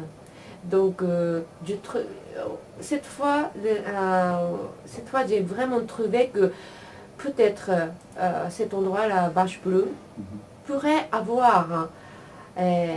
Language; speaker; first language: French; non-native, learner; Japanese